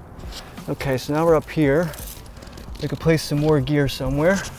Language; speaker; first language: English; native; English